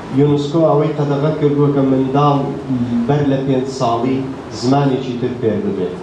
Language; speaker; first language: Central Kurdish; native; Central Kurdish